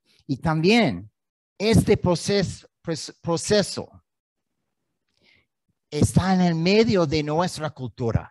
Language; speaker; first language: Spanish; non-native, learner; English